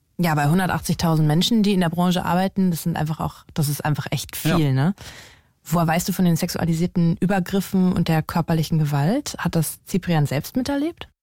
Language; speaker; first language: German; native; German